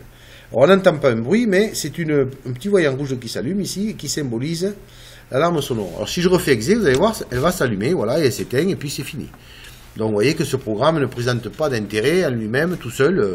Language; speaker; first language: French; native; French